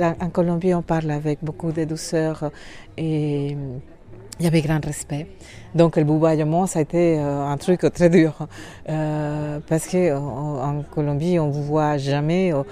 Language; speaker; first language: French; non-native, fluent; Spanish